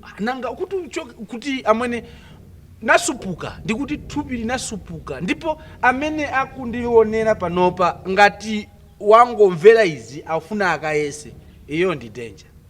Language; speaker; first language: Nyanja; non-native, local second language; Tumbuka